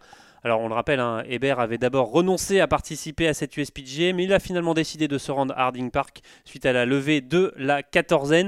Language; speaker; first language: French; native; French